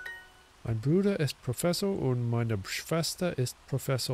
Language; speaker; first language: German; non-native, learner; English